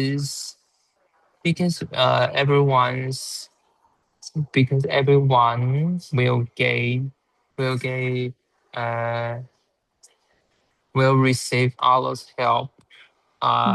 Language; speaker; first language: English; non-native, learner; Chinese